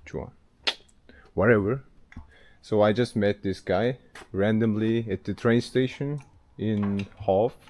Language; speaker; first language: English; non-native, learner; Mongolian